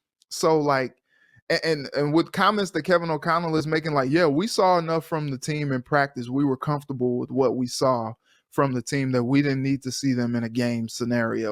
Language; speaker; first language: English; native; English